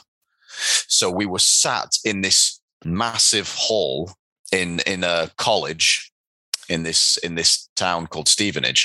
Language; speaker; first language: English; native; English